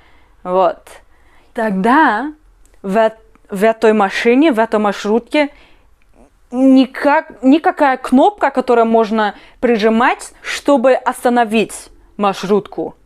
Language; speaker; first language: Russian; non-native, learner; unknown